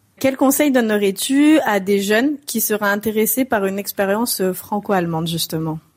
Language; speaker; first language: French; native; French